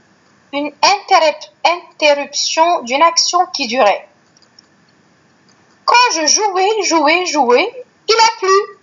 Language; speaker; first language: French; non-native, fluent; Arabic